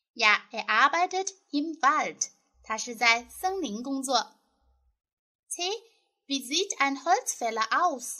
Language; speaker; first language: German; non-native, fluent; Chinese